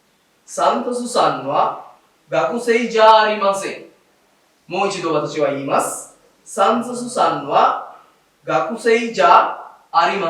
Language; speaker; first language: Japanese; non-native, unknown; Sinhala